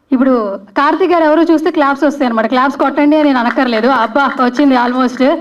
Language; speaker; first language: Telugu; native; Telugu